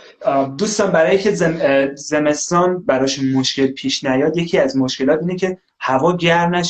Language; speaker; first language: Persian; native; Persian